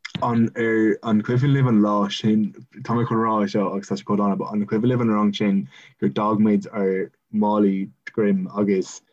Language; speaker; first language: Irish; non-native, local second language; English